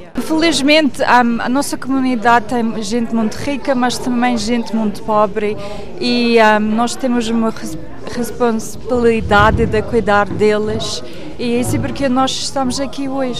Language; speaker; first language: Portuguese; early bilingual, heritage; English